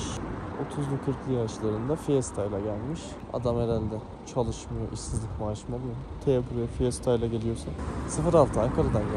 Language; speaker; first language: Turkish; native; Turkish